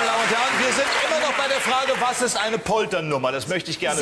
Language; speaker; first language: German; native; German